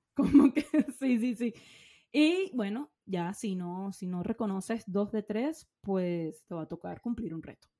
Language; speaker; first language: Spanish; native; Spanish